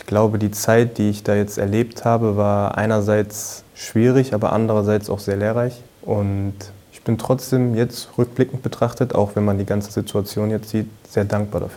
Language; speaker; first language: German; native; German